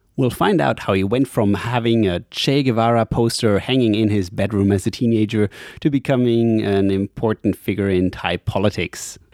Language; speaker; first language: English; native; English